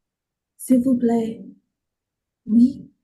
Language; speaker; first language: French; non-native, learner; English